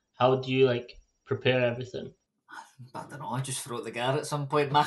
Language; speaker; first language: English; native; English